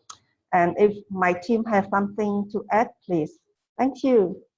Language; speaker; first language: English; non-native, fluent; Khmer